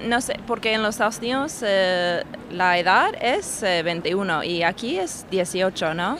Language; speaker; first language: Spanish; non-native, learner; English